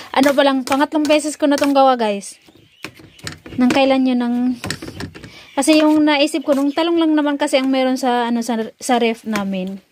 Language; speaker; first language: Filipino; non-native, local second language; Cebuano